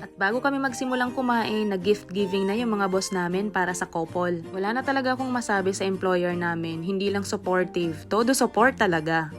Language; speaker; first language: Filipino; native; Filipino